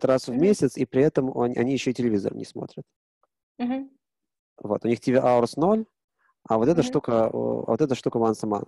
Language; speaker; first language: Russian; native; Russian